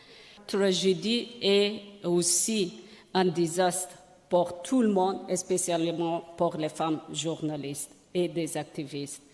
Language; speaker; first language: French; non-native, learner; Persian